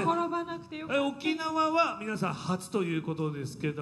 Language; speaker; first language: Japanese; native; Japanese